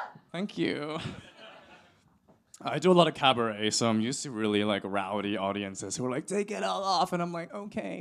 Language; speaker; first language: English; non-native, local second language; Cantonese